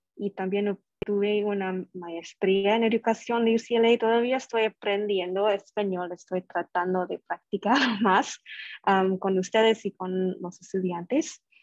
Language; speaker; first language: English; native; English